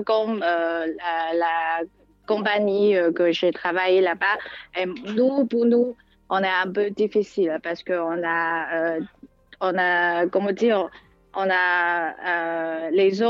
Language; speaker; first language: French; non-native, fluent; Chinese